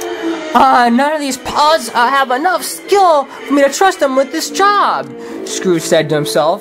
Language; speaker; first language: English; native; English